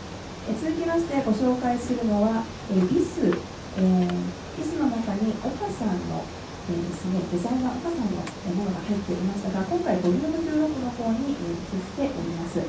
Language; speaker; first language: Japanese; native; Japanese